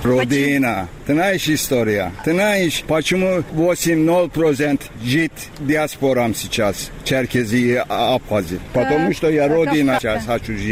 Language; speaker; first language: Russian; non-native, learner; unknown